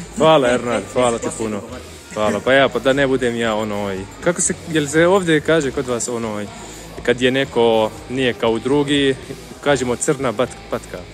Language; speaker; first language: Serbian; non-native, fluent; Arabic